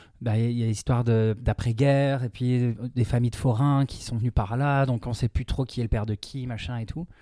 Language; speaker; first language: French; native; French